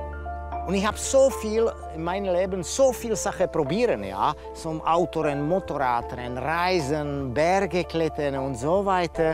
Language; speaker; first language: German; non-native, learner; Czech